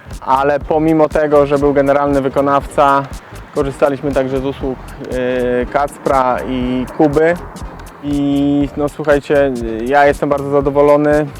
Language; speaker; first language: Polish; native; Polish